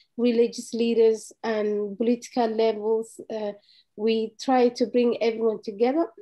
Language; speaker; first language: English; non-native, fluent; Somali